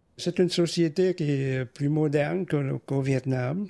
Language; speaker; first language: French; non-native, fluent; Vietnamese